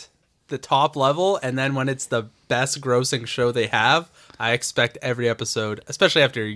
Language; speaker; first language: English; native; English